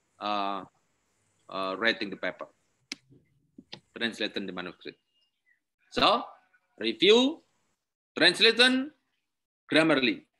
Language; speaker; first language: English; non-native, learner; Indonesian